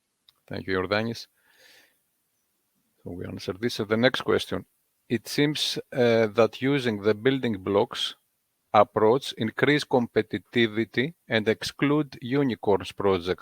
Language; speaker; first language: English; non-native, fluent; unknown